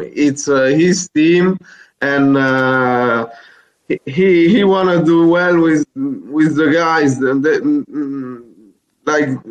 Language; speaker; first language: English; non-native, fluent; Italian